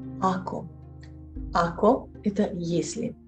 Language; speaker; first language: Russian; non-native, fluent; Serbian